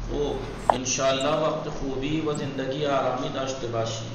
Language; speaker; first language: Persian; non-native, fluent; Urdu